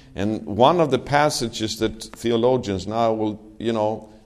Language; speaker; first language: English; non-native, fluent; Swedish